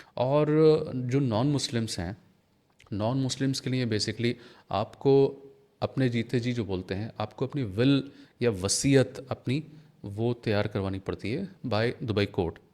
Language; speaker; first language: Hindi; native; Hindi